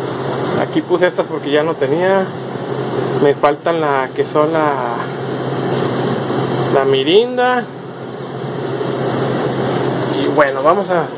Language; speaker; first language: Spanish; native; Spanish